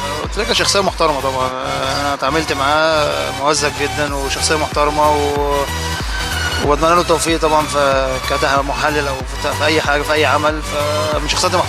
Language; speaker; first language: Arabic; native; Arabic